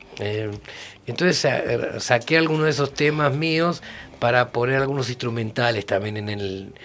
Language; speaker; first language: Spanish; native; Spanish